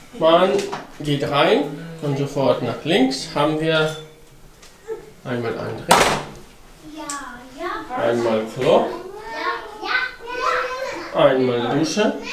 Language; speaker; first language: German; non-native, fluent; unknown